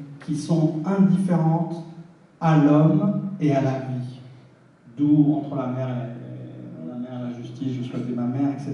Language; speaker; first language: French; early bilingual, other home language; Arabic